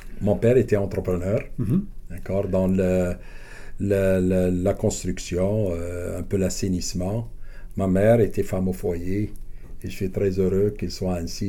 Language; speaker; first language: French; non-native, local second language; Arabic